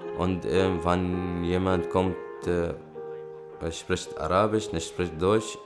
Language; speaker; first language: German; non-native, learner; Arabic